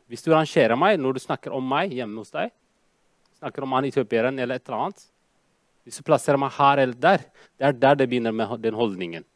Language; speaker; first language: Norwegian; non-native, fluent; Amharic